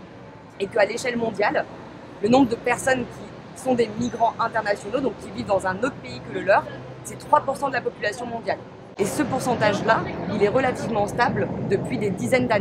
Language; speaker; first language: French; native; French